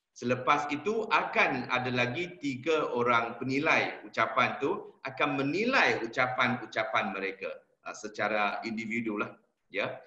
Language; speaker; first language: Malay; non-native, local second language; Chinese